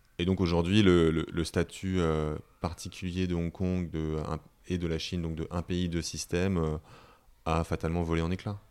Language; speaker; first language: French; native; French